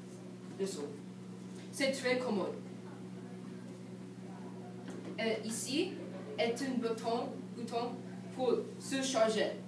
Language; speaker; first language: French; non-native, learner; English